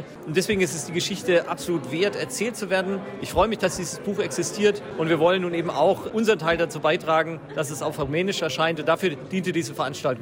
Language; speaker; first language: German; native; German